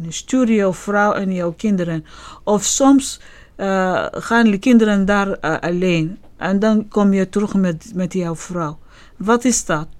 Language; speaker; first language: Dutch; non-native, learner; Arabic